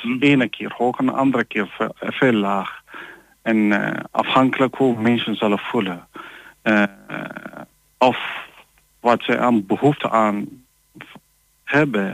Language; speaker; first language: Dutch; non-native, learner; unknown